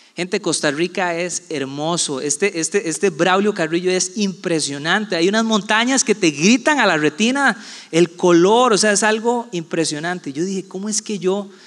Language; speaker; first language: Spanish; native; Spanish